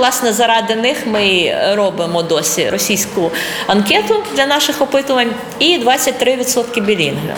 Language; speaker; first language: Ukrainian; non-native, local second language; Russian